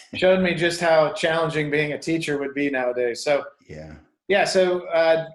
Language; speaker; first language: English; native; English